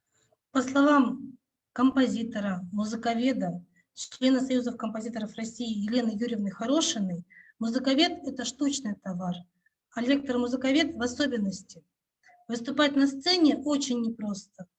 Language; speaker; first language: Russian; native; Russian